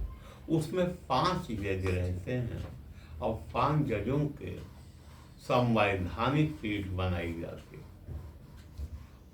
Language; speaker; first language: Hindi; native; Hindi